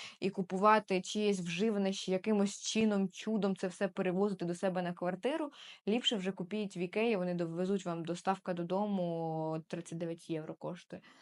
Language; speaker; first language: Ukrainian; native; Ukrainian